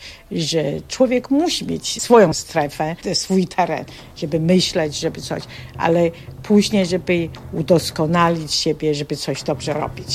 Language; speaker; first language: Polish; non-native, fluent; Chinese